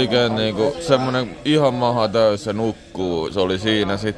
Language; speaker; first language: Finnish; native; Finnish